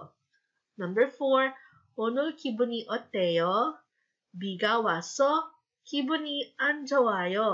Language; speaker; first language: Korean; non-native, fluent; Filipino